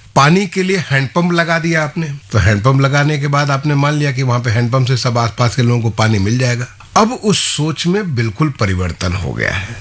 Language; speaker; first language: Hindi; native; Hindi